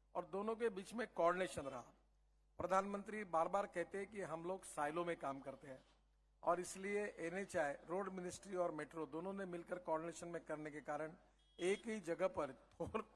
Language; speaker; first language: Hindi; non-native, local second language; Marathi